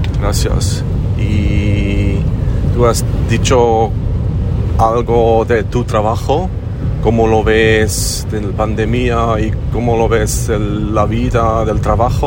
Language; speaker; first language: Spanish; non-native, learner; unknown